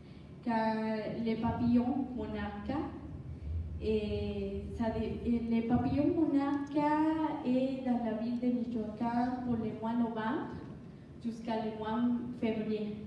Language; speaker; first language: French; non-native, learner; Spanish